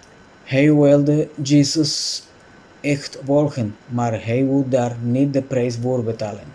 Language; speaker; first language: Dutch; non-native, fluent; Spanish